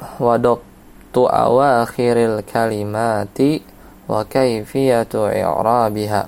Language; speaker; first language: Arabic; non-native, fluent; Indonesian